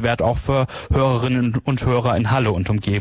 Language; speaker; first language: German; native; German